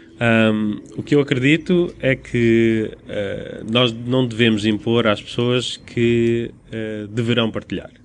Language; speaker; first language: Portuguese; native; Portuguese